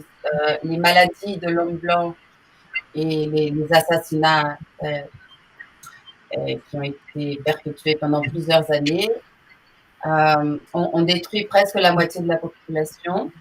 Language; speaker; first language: French; non-native, fluent; Portuguese